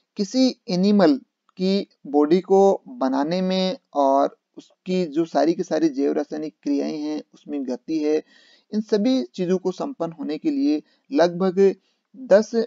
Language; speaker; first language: Hindi; native; Hindi